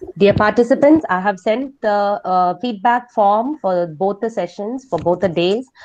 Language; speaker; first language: English; non-native, local second language; Tamil